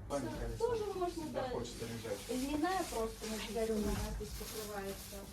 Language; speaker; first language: Russian; native; Russian